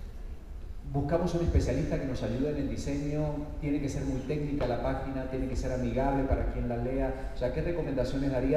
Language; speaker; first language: Spanish; native; Spanish